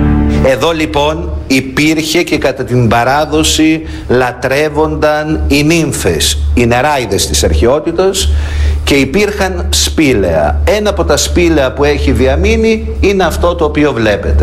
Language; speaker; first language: Greek; native; Greek